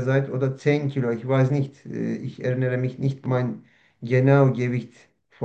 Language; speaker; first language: German; non-native, learner; Turkish